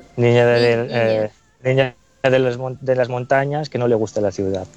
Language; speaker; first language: Italian; non-native, learner; Spanish